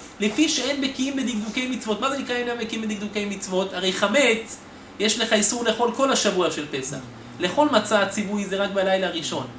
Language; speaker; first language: Hebrew; native; Hebrew